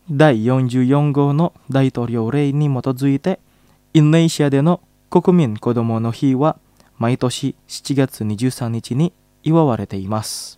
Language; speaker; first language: Japanese; non-native, fluent; Indonesian